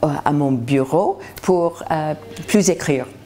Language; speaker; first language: French; non-native, learner; English